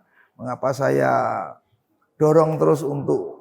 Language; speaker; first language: Indonesian; native; Indonesian